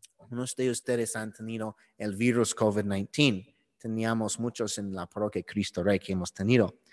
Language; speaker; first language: Spanish; non-native, learner; English